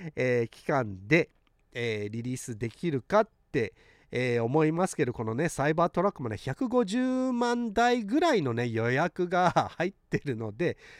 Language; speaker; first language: Japanese; early bilingual, heritage; Japanese